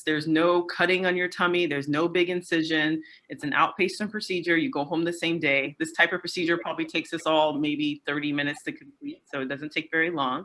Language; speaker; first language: English; native; English